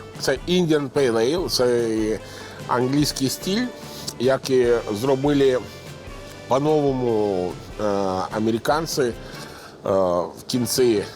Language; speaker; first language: Ukrainian; non-native, fluent; Italian